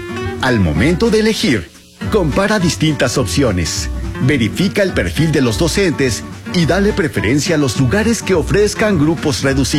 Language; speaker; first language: Spanish; native; Spanish